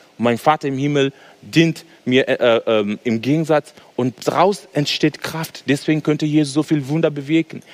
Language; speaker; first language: German; non-native, fluent; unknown